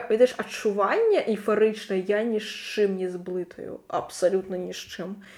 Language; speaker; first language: Belarusian; non-native, local second language; Russian